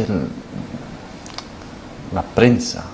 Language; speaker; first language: Spanish; non-native, learner; Arabic